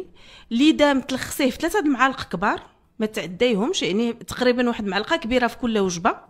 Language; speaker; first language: Arabic; native; Arabic